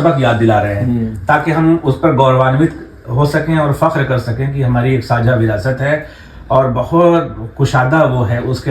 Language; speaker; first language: Hindi; native; Hindi